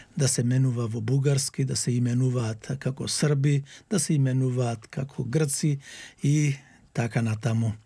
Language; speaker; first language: Macedonian; native; Macedonian